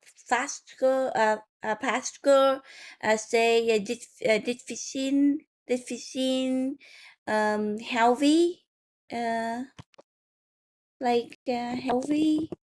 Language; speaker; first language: French; non-native, learner; Vietnamese